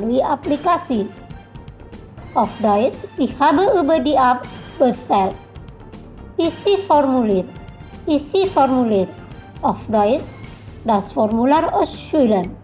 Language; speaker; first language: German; non-native, fluent; Indonesian